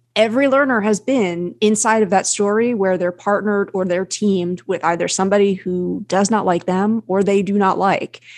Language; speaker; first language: English; native; English